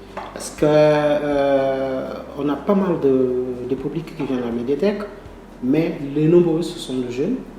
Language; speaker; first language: French; non-native, learner; Portuguese